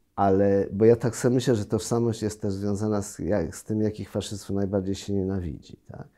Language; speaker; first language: Polish; native; Polish